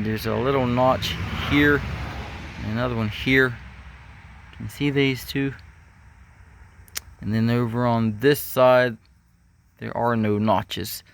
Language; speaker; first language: English; native; English